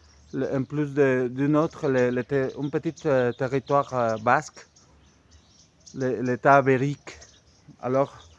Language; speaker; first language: French; non-native, fluent; Spanish